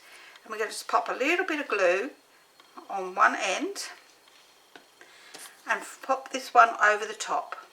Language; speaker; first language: English; native; English